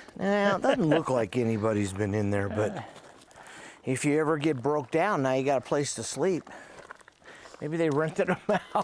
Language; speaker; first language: English; native; English